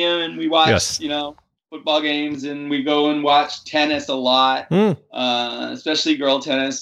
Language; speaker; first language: English; native; English